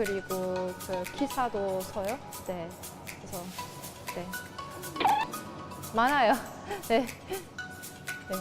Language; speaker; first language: Korean; non-native, learner; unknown